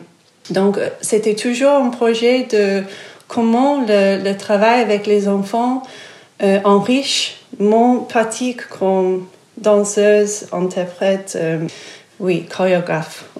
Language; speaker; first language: French; non-native, fluent; English